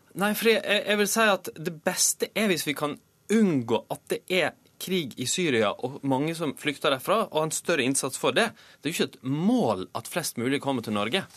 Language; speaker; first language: Norwegian; native; Norwegian